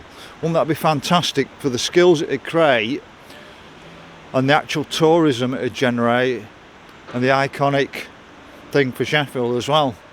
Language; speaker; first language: English; native; English